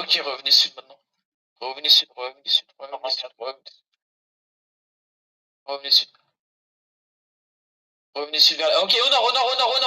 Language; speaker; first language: French; native; French